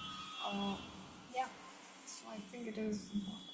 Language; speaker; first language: English; non-native, local second language; Hindi